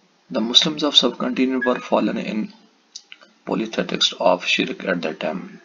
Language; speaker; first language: English; non-native, local second language; Urdu